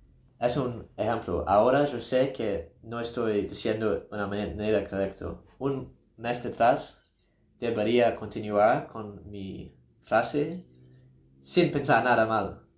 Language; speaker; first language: Spanish; non-native, learner; English